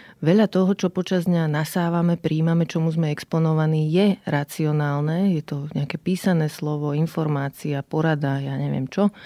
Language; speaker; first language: Slovak; native; Slovak